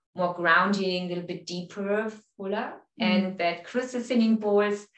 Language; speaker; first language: English; non-native, fluent; German